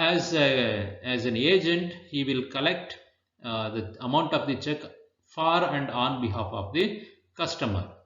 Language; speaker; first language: English; non-native, local second language; Kannada